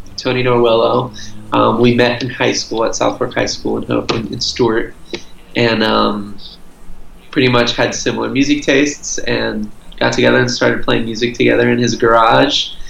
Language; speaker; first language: English; early bilingual, other home language; Portuguese